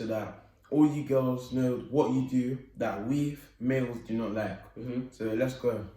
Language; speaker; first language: English; native; English